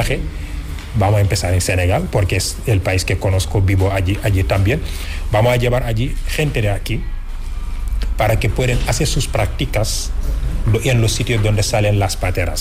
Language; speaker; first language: Spanish; non-native, fluent; Wolof